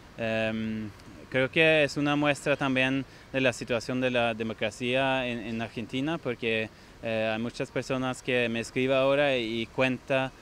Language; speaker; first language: Spanish; non-native, fluent; Norwegian